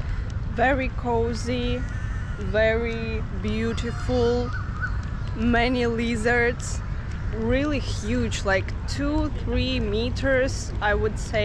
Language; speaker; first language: English; non-native, fluent; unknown